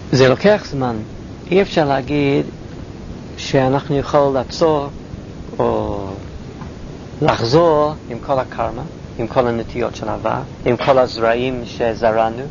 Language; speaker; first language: Hebrew; non-native, fluent; English